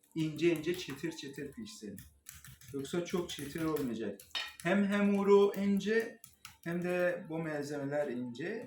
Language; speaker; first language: Turkish; non-native, fluent; Persian